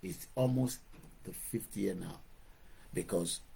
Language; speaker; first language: English; non-native, local second language; Yoruba